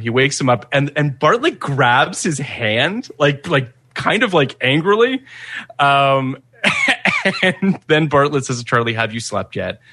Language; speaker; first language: English; native; English